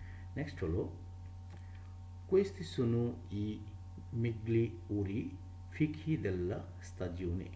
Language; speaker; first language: Italian; non-native, fluent; Bangla